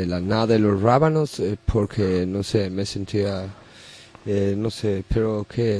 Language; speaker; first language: Spanish; non-native, learner; English